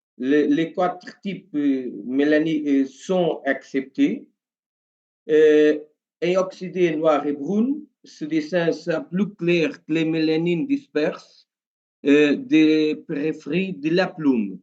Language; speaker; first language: French; non-native, learner; Portuguese